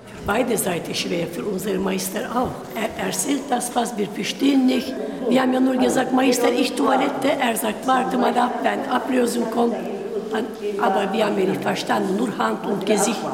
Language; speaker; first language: German; non-native, learner; Turkish